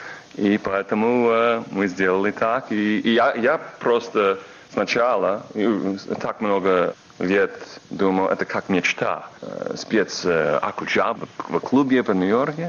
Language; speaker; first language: Russian; non-native, learner; English